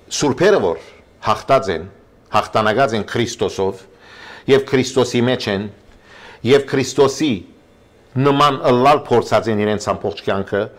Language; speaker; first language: Armenian; early bilingual, heritage; Armenian